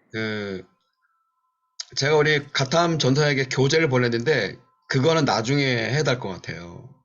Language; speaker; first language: Korean; native; Korean